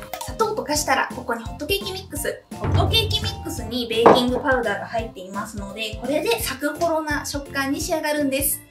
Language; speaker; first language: Japanese; native; Japanese